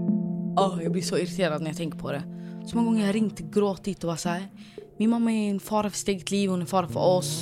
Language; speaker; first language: Swedish; native; Swedish